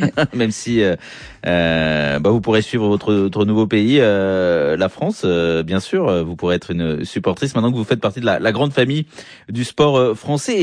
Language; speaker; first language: French; native; French